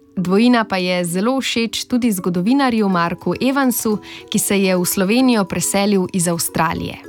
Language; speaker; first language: Slovenian; native; Slovenian